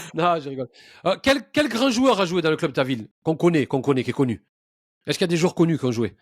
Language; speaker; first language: French; native; French